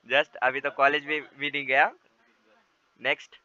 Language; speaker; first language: Hindi; non-native, local second language; Marathi